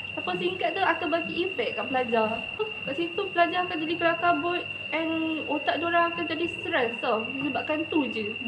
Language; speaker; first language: Malay; native; Malay